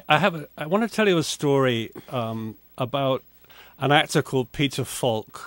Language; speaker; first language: English; native; English